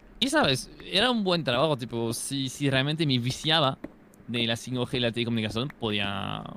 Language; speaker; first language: Spanish; non-native, fluent; French